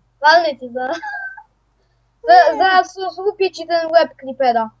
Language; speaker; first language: Polish; native; Polish